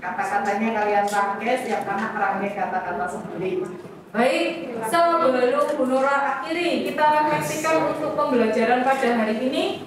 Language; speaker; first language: Indonesian; native; Indonesian